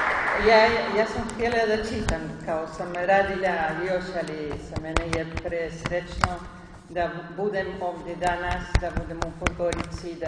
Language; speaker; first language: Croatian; early bilingual, heritage; Spanish